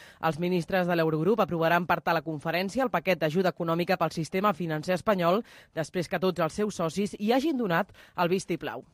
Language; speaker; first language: Catalan; native; Catalan